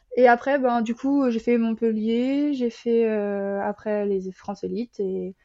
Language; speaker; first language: French; native; French